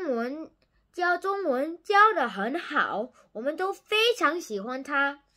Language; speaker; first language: Chinese; non-native, learner; English